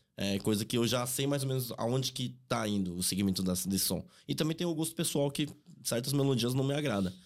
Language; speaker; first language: Portuguese; native; Portuguese